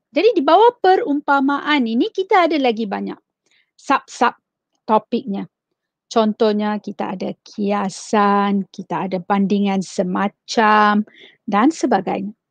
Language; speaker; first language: Malay; non-native, local second language; Tamil